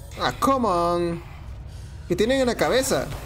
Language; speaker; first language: Spanish; native; Spanish